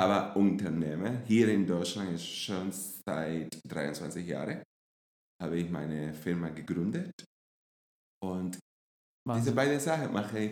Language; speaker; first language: German; non-native, fluent; Spanish